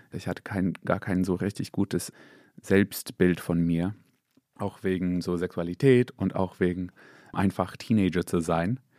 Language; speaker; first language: German; non-native, fluent; English